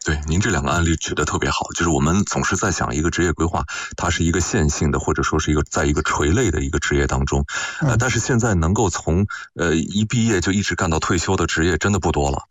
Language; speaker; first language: Chinese; native; Chinese